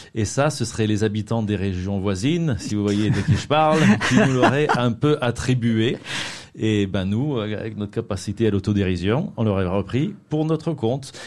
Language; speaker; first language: French; native; French